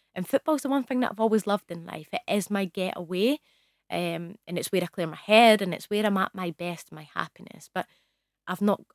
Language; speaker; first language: English; native; English